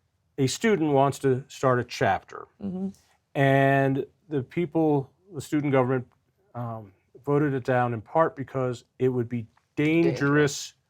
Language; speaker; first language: English; native; English